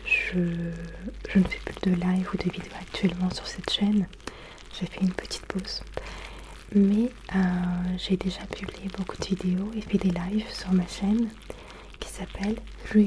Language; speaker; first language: French; early bilingual, other home language; Turkish